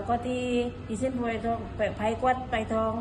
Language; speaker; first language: Cantonese; non-native, learner; Indonesian